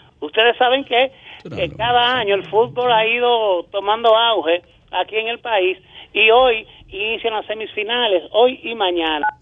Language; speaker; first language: Spanish; native; Spanish